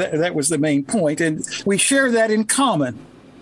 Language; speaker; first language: English; native; English